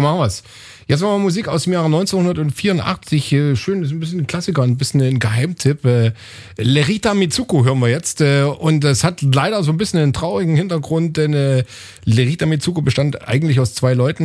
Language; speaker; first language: German; native; German